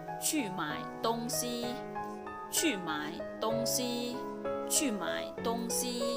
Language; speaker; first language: Chinese; non-native, fluent; Thai